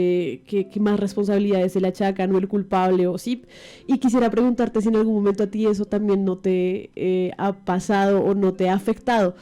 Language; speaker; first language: Spanish; native; Spanish